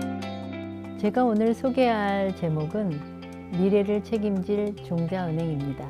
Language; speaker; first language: Korean; native; Korean